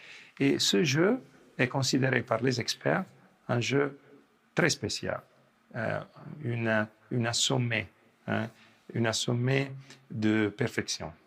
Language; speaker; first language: French; non-native, fluent; Italian